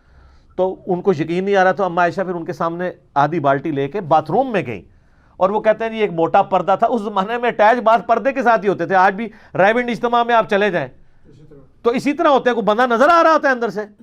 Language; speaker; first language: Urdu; non-native, local second language; Punjabi